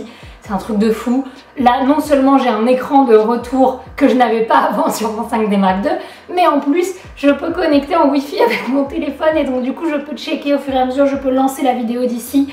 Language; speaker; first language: French; native; French